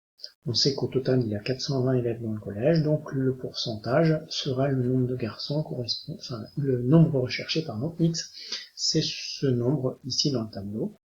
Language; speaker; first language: French; native; French